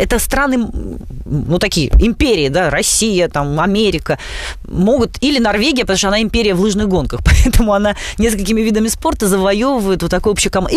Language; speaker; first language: Russian; native; Russian